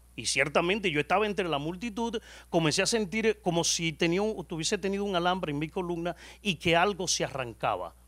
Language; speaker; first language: Spanish; native; Spanish